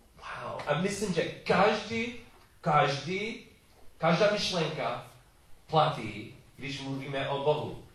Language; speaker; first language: Czech; non-native, learner; English